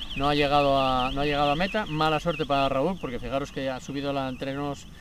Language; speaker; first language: Spanish; native; Spanish